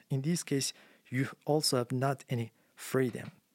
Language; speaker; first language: English; non-native, fluent; Persian